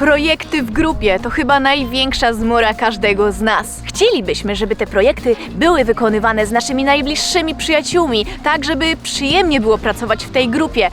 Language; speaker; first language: Polish; native; Polish